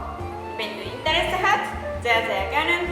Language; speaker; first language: German; non-native, learner; Japanese